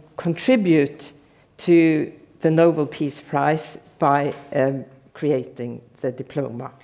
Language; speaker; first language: English; non-native, fluent; Norwegian